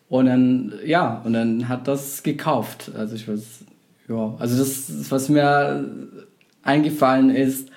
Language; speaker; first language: German; non-native, fluent; Arabic